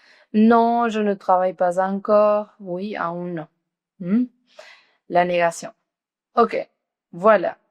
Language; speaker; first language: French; non-native, fluent; Spanish